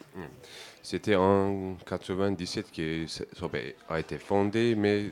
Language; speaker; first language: French; non-native, learner; Turkish